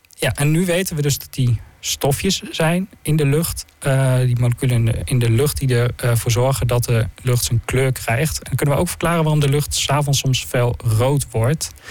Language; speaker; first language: Dutch; native; Dutch